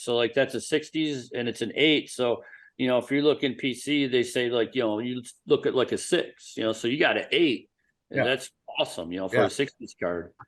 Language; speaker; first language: English; native; English